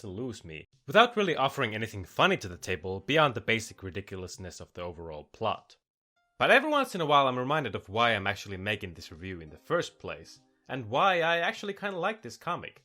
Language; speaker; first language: English; native; English